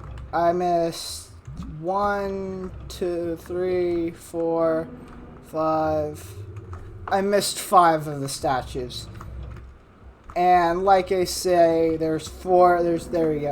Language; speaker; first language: English; native; English